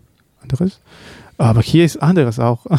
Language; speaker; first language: German; non-native, learner; Spanish